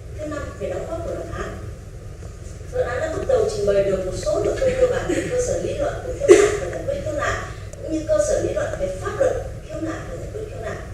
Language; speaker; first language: Vietnamese; native; Vietnamese